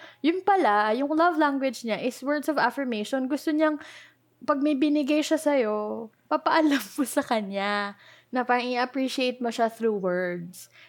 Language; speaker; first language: Filipino; native; Filipino